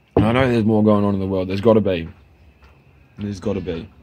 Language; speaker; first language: English; native; English